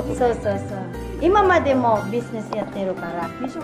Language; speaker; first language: Japanese; non-native, learner; Filipino